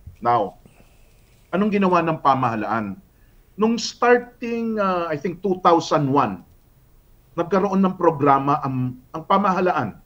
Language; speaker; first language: Filipino; native; Filipino